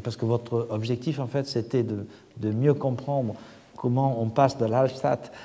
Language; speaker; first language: French; native; French